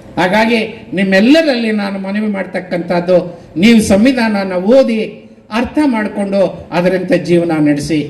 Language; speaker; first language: Kannada; non-native, local second language; Telugu